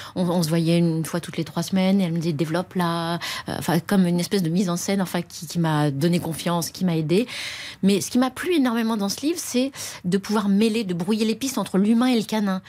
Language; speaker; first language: French; native; French